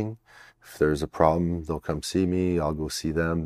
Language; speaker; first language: English; native; English